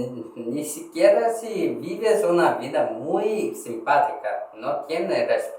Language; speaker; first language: Spanish; non-native, learner; Korean